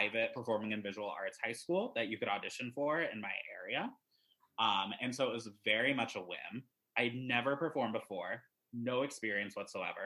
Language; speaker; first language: English; native; English